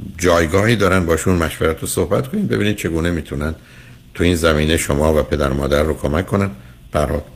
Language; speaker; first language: Persian; native; Persian